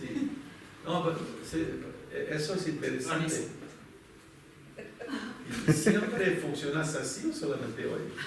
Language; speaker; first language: Spanish; non-native, fluent; French